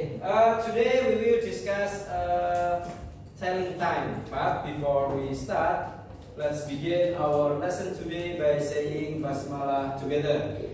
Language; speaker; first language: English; non-native, learner; Indonesian